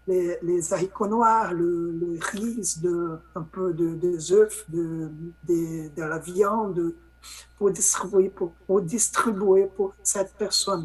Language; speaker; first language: French; non-native, learner; Portuguese